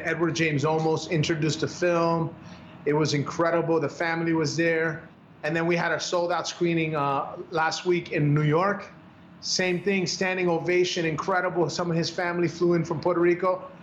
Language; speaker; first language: English; early bilingual, other home language; Spanish